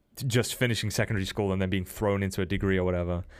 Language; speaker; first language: English; native; English